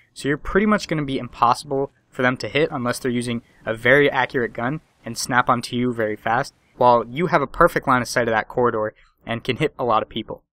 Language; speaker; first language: English; native; English